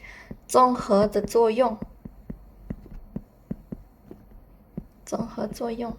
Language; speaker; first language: Chinese; non-native, fluent; Indonesian